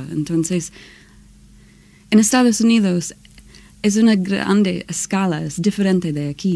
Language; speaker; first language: Spanish; non-native, learner; English